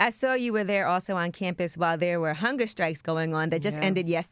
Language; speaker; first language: English; native; English